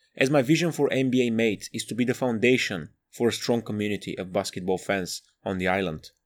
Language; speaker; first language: English; non-native, fluent; Bulgarian